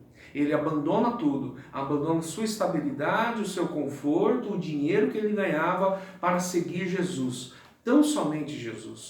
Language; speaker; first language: Portuguese; native; Portuguese